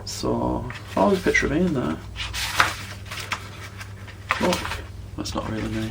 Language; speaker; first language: English; native; English